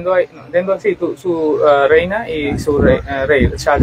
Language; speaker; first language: Spanish; non-native, learner; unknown